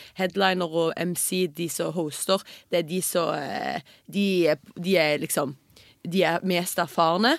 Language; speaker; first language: Norwegian; early bilingual, heritage; Norwegian